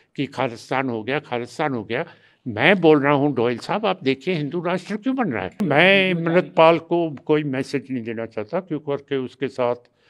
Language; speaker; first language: Hindi; non-native, local second language; Punjabi